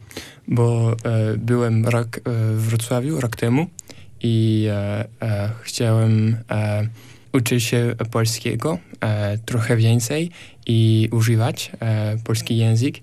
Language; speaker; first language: Polish; non-native, learner; French